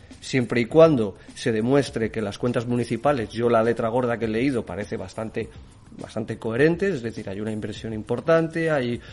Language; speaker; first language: Spanish; native; Spanish